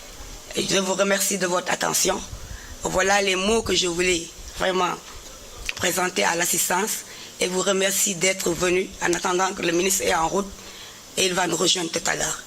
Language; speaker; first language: French; non-native, local second language; Wolof